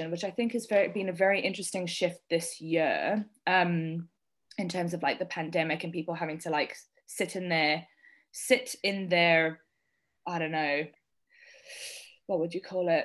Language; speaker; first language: English; native; English